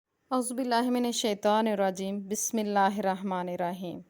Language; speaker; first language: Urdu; native; Urdu